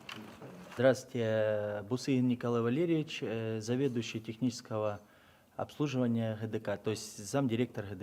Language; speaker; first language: Russian; native; Russian